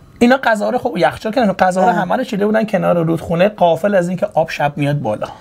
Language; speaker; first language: Persian; native; Persian